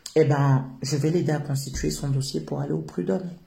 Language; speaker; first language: French; native; French